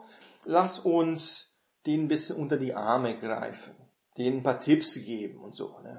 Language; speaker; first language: German; non-native, fluent; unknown